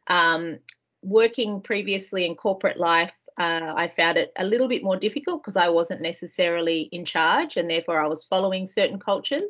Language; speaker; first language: English; native; English